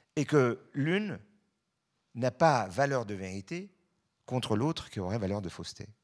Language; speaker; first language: French; native; French